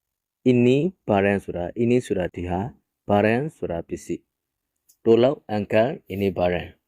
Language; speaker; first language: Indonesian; non-native, fluent; Burmese